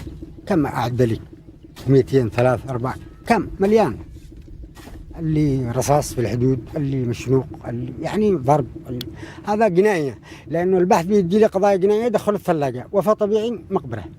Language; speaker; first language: Arabic; native; Arabic